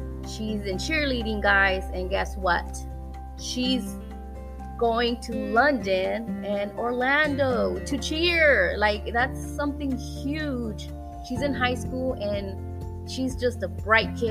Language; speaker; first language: English; early bilingual, other home language; Spanish